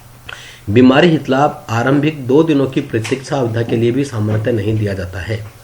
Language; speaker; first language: Hindi; native; Hindi